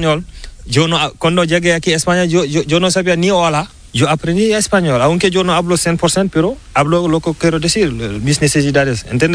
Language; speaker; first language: Spanish; non-native, learner; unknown